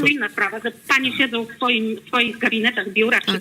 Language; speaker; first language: Polish; native; Polish